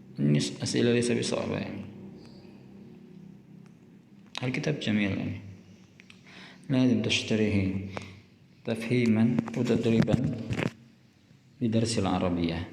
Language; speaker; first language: Arabic; non-native, fluent; Indonesian